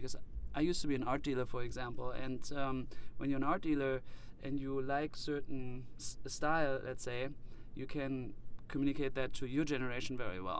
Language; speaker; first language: English; non-native, fluent; German